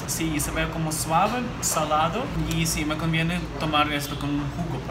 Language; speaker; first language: Spanish; non-native, fluent; Ukrainian